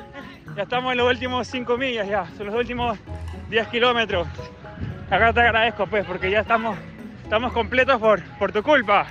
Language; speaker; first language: Spanish; native; Spanish